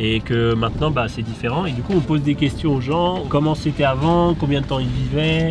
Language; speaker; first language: French; native; French